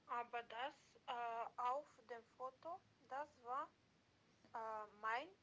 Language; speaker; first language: German; non-native, learner; Macedonian